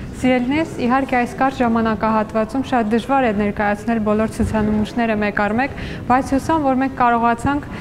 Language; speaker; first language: Armenian; native; Armenian